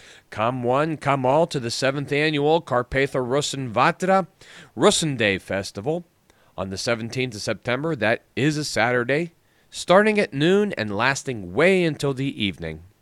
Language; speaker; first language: English; native; English